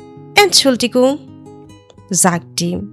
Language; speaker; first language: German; non-native, learner; Bangla